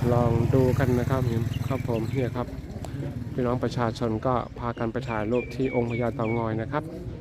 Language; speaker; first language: Thai; native; Thai